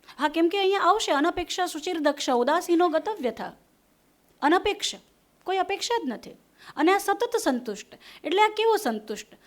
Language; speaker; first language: Gujarati; non-native, local second language; Hindi